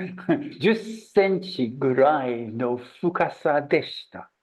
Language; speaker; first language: Japanese; non-native, learner; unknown